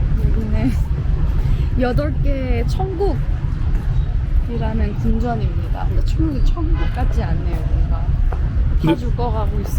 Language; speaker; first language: Korean; non-native, fluent; Persian